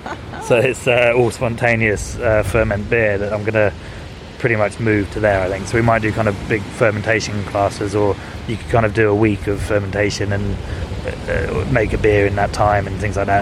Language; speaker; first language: English; native; English